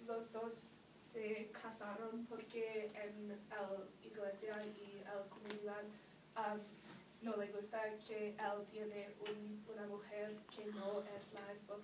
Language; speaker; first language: Spanish; non-native, learner; English